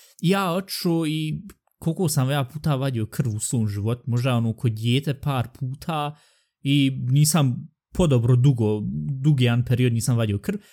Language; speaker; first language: Bosnian; early bilingual, heritage; Bosnian